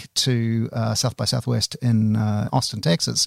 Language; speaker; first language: English; native; English